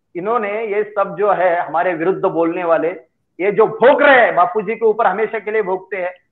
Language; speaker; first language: Hindi; non-native, local second language; Marathi